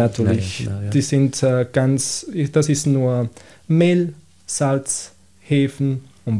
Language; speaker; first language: German; non-native, fluent; Italian